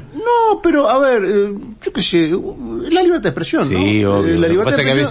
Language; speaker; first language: Spanish; native; Spanish